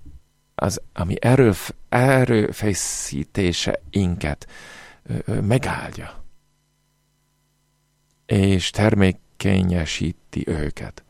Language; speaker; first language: Hungarian; non-native, fluent; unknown